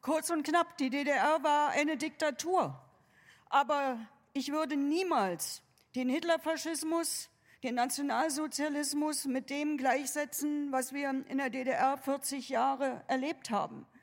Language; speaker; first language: German; native; German